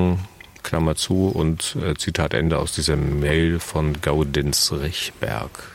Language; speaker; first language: German; native; German